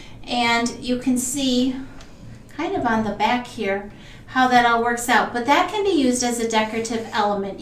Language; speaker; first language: English; native; English